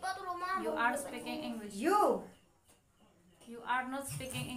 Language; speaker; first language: English; non-native, learner; Indonesian